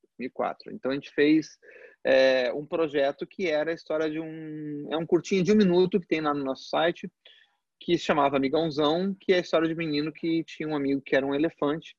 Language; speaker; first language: Portuguese; early bilingual, other home language; Spanish